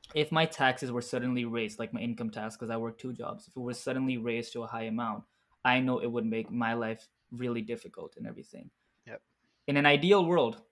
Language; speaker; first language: English; early bilingual, other home language; Arabic